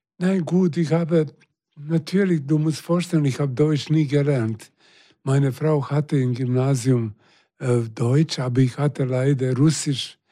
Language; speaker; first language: German; non-native, fluent; Serbian